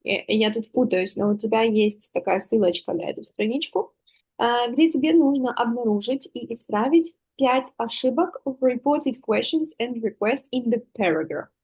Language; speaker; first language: Russian; native; Russian